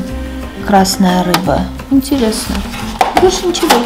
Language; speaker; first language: Russian; non-native, fluent; Armenian